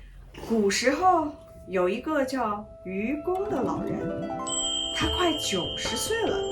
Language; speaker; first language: Chinese; native; Chinese